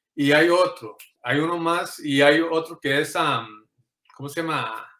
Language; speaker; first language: Spanish; early bilingual, heritage; Spanish